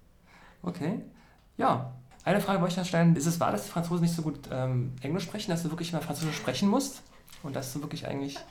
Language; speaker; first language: German; native; German